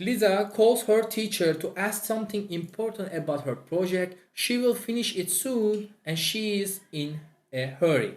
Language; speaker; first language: English; non-native, fluent; Turkish